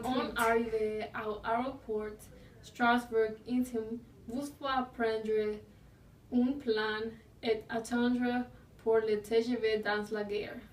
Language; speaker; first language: French; non-native, learner; English